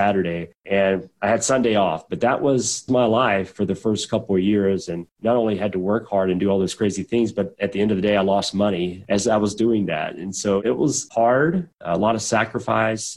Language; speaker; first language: English; native; English